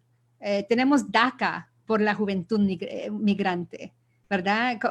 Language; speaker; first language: Spanish; early bilingual, other home language; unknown